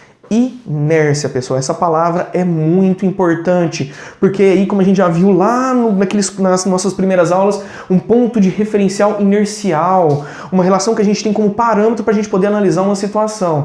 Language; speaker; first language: Portuguese; native; Portuguese